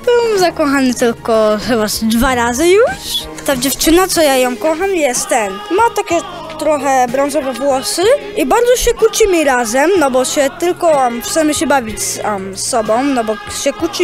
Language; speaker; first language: Polish; early bilingual, heritage; Polish